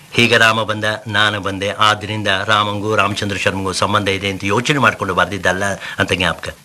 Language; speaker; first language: Kannada; native; Kannada